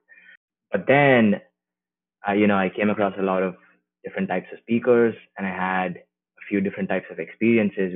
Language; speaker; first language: English; non-native, local second language; Tamil